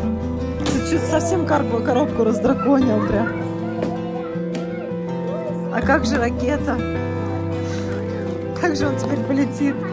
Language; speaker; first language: Russian; native; Russian